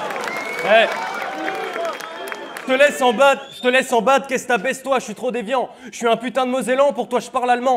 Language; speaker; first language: French; native; French